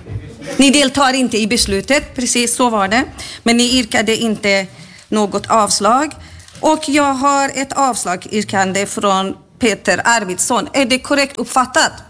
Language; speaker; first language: Swedish; native; Swedish